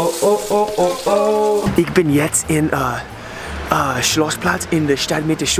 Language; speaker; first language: German; non-native, learner; English